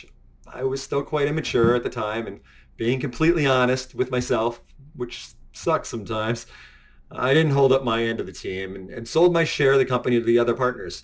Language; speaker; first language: English; native; English